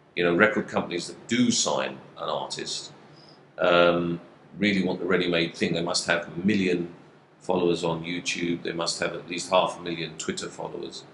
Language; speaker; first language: English; native; English